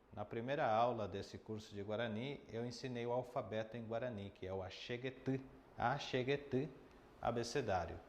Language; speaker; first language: Portuguese; non-native, fluent; Guarani